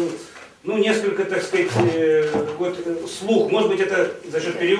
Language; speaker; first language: Russian; native; Russian